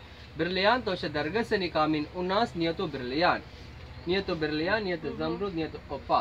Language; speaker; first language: Russian; non-native, learner; Sinhala